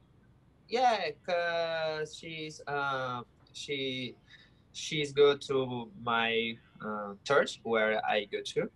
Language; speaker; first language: English; non-native, learner; Portuguese